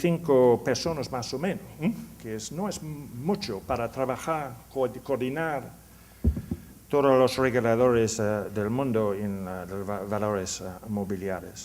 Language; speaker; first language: Spanish; non-native, learner; English